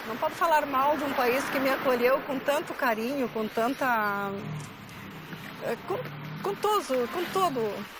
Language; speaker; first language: Portuguese; early bilingual, other home language; Galician